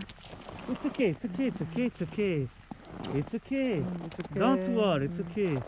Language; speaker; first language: English; non-native, learner; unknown